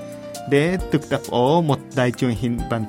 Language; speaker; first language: Vietnamese; non-native, fluent; Japanese